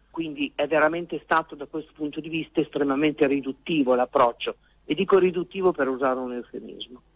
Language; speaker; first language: Italian; native; Italian